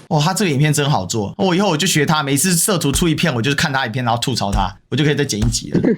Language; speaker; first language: Chinese; native; Chinese